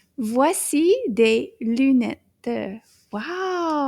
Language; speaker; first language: French; non-native, fluent; English